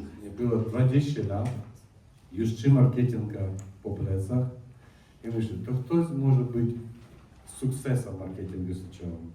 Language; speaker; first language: Polish; non-native, learner; Russian